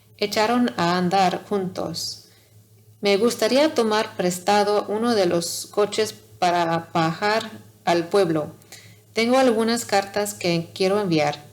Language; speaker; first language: Spanish; non-native, learner; English